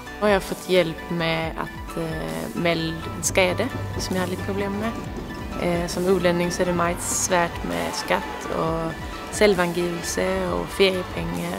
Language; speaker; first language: Danish; non-native, fluent; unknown